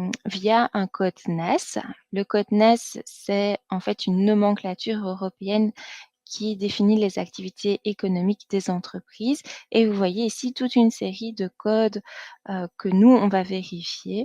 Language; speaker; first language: French; native; French